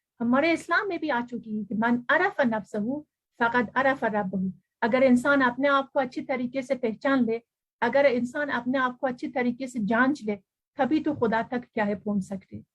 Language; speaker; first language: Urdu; non-native, fluent; Persian